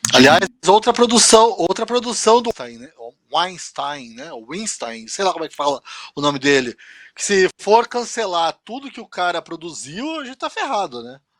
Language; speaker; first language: Portuguese; native; Portuguese